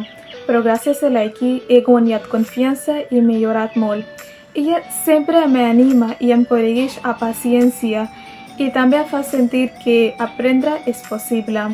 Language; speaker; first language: Catalan; non-native, learner; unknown